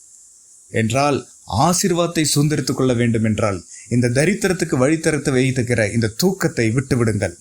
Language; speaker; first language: Tamil; native; Tamil